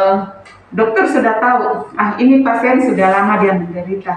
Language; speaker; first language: Indonesian; native; Indonesian